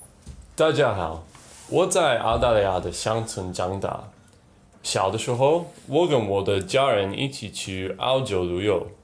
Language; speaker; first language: Chinese; non-native, learner; English